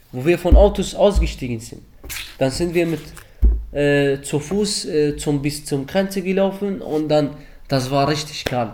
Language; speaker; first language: German; early bilingual, other home language; Arabic